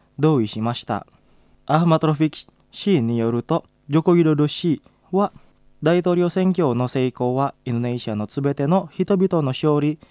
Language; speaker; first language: Japanese; non-native, fluent; Indonesian